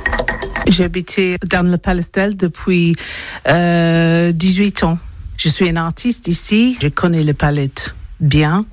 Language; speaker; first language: French; non-native, learner; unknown